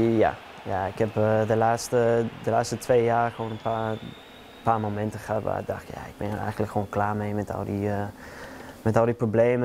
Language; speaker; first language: Dutch; non-native, fluent; English